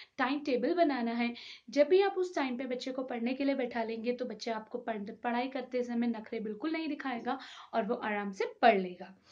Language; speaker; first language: Hindi; native; Hindi